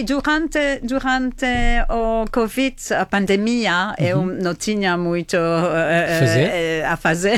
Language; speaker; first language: Portuguese; non-native, fluent; French